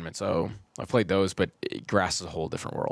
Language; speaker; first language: English; early bilingual, heritage; Persian